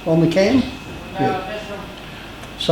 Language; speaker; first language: English; native; English